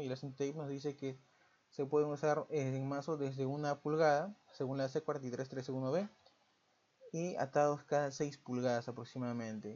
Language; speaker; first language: Spanish; native; Spanish